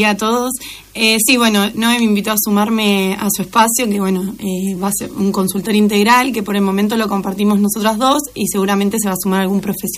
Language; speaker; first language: Spanish; native; Spanish